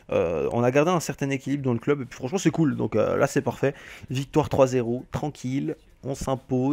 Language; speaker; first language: French; native; French